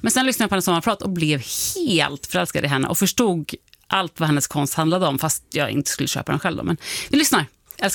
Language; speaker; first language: Swedish; native; Swedish